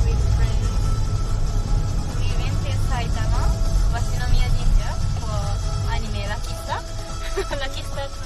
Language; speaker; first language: English; non-native, learner; Japanese